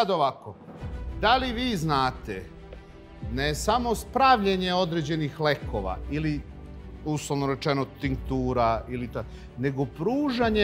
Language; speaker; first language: Serbian; native; Serbian